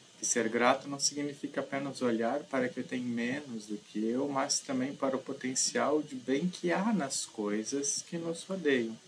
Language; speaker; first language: Portuguese; native; Portuguese